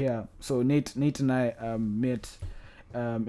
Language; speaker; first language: English; non-native, local second language; Northern Sotho